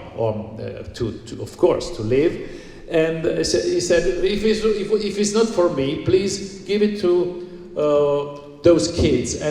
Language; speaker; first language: English; non-native, fluent; Italian